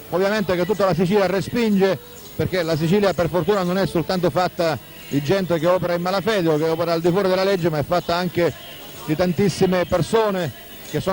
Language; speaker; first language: Italian; native; Italian